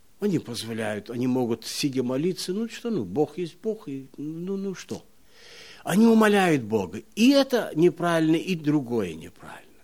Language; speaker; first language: Russian; non-native, local second language; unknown